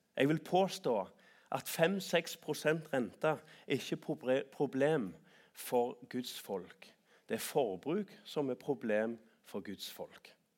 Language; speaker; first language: Norwegian; native; Norwegian